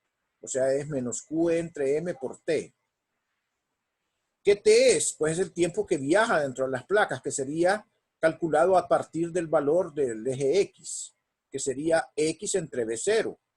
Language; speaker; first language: Spanish; native; Spanish